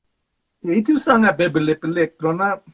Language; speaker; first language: Indonesian; non-native, fluent; English